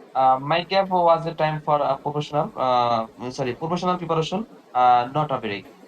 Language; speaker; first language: English; non-native, learner; Bangla